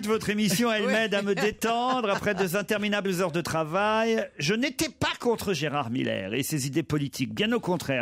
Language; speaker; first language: French; native; French